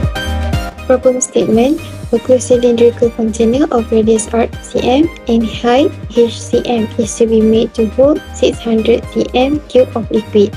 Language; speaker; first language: English; non-native, local second language; Malay